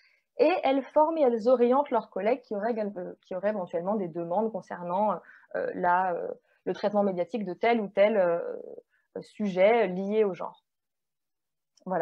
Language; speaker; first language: French; native; French